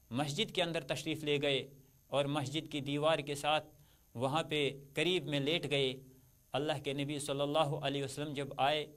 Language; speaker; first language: Urdu; non-native, local second language; Kashmiri